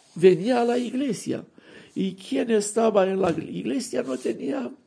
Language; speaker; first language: Spanish; non-native, fluent; Romanian